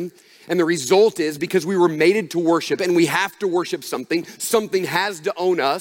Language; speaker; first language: English; native; English